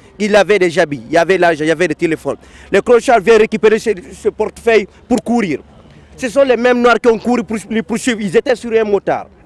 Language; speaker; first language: French; non-native, local second language; Fula